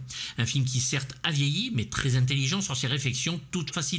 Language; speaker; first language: French; native; French